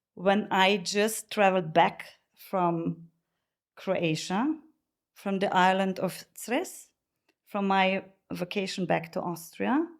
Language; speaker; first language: English; non-native, fluent; Slovenian